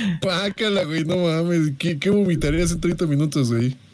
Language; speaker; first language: Spanish; native; Spanish